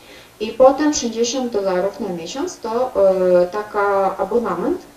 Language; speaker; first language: Polish; non-native, learner; Ukrainian